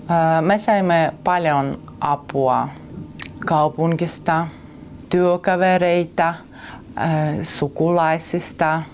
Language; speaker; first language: Finnish; non-native, learner; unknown